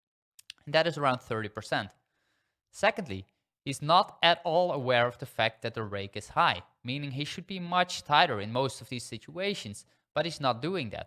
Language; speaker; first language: English; non-native, fluent; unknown